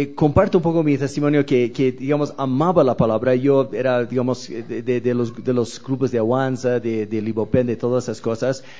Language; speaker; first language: Spanish; non-native, fluent; English